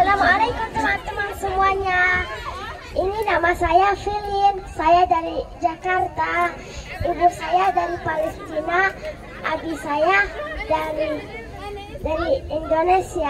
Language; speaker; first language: Indonesian; early bilingual, heritage; Indonesian